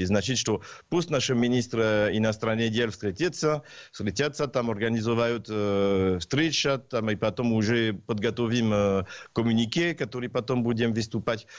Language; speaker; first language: Russian; non-native, learner; French